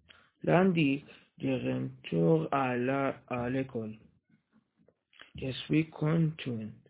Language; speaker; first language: French; non-native, learner; Arabic